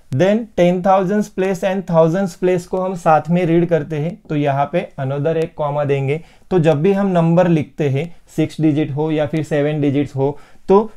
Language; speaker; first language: Hindi; non-native, local second language; Marathi